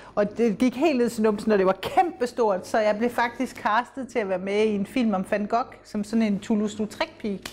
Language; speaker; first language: Danish; native; Danish